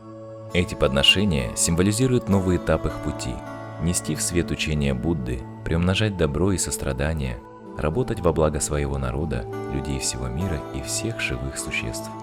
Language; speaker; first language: Russian; native; Russian